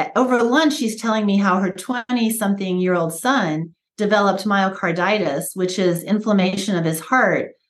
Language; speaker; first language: English; native; English